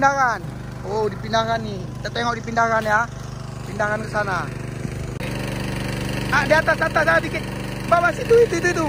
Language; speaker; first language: Indonesian; native; Indonesian